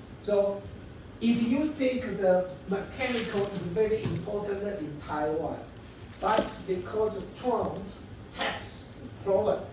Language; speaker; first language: English; non-native, learner; Chinese